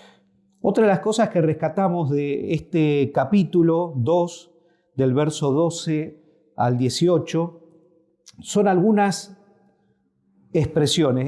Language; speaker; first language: Spanish; native; Spanish